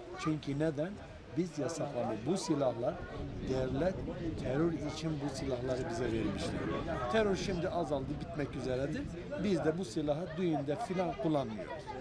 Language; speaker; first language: Turkish; non-native, local second language; Kurdish